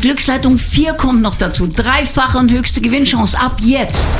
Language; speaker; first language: German; native; German